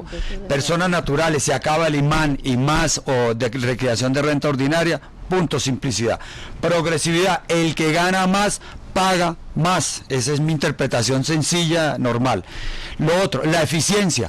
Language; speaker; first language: Spanish; native; Spanish